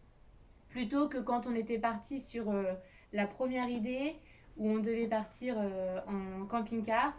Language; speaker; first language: French; native; French